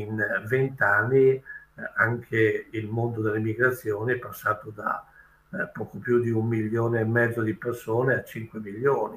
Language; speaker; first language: Italian; native; Italian